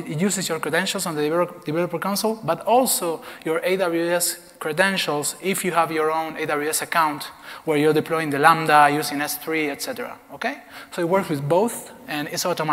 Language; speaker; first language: English; non-native, fluent; Spanish